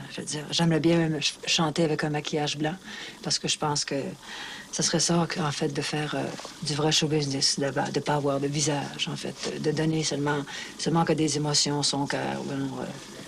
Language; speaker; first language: French; native; French